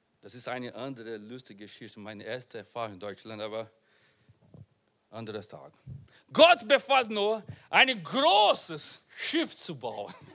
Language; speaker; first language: German; non-native, learner; Portuguese